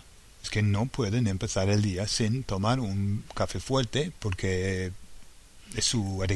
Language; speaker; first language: Spanish; non-native, fluent; English